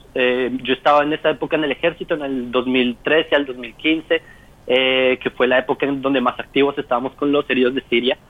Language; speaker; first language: Spanish; native; Spanish